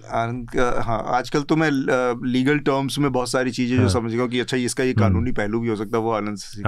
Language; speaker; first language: Hindi; native; Hindi